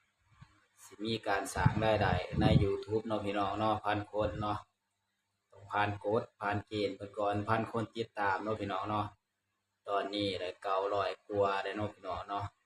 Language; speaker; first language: Thai; non-native, local second language; Lao